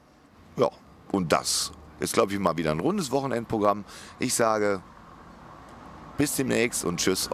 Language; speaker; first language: German; native; German